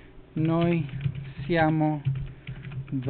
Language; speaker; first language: Italian; non-native, learner; Spanish